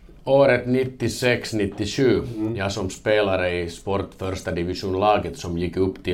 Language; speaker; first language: Swedish; non-native, learner; Finnish